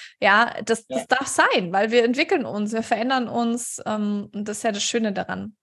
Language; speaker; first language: German; native; German